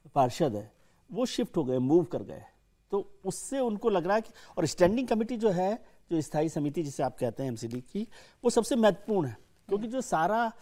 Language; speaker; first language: Hindi; native; Hindi